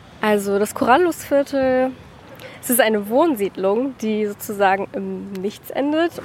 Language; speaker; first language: German; native; German